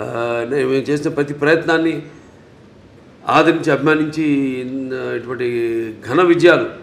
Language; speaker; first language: Telugu; native; Telugu